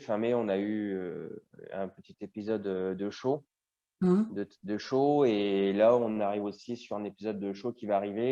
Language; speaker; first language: French; native; French